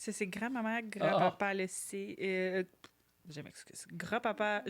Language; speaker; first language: French; non-native, learner; Ukrainian